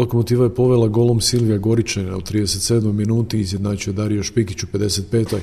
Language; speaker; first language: Croatian; native; Croatian